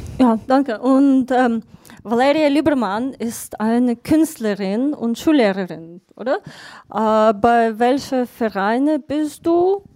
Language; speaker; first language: German; non-native, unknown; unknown